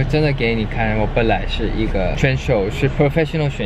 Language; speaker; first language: Chinese; non-native, learner; Thai